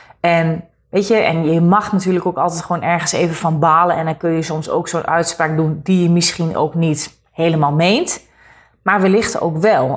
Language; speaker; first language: Dutch; native; Dutch